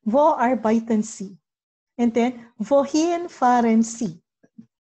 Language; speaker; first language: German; non-native, learner; Filipino